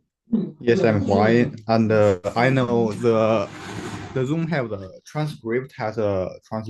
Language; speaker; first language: English; non-native, learner; Chinese